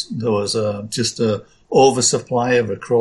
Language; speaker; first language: English; native; English